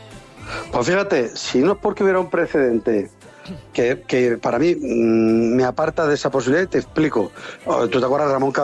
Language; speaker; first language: Spanish; native; Spanish